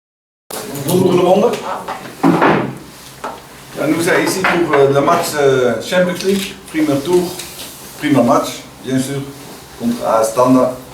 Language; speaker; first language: French; non-native, learner; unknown